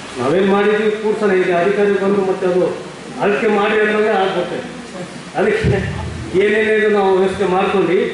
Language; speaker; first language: Kannada; native; Kannada